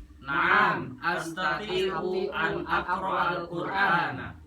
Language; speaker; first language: Arabic; non-native, learner; Indonesian